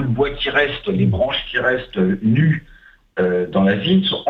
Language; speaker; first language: French; native; French